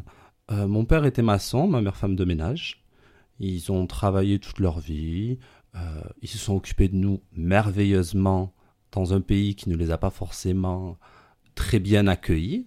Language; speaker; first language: French; native; French